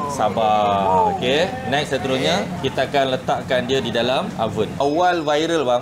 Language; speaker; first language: Malay; native; Malay